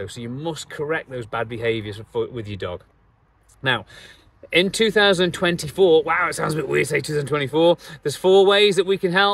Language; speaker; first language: English; native; English